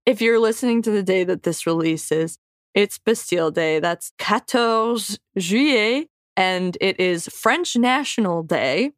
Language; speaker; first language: English; native; English